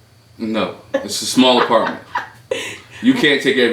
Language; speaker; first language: English; native; English